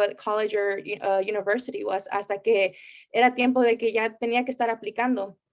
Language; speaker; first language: Spanish; early bilingual, heritage; Spanish